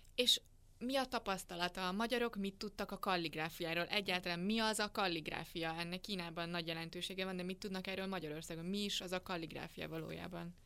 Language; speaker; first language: Hungarian; native; Hungarian